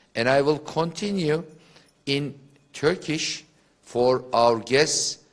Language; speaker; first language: English; non-native, fluent; Turkish